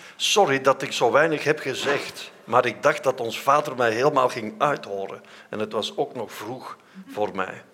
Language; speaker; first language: Dutch; native; Dutch